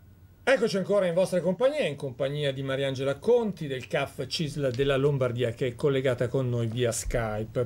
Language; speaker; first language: Italian; native; Italian